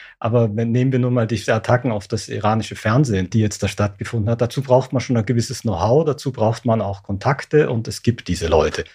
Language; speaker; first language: German; early bilingual, other home language; Persian